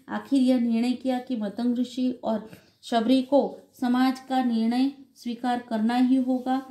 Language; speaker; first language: Hindi; non-native, local second language; Gujarati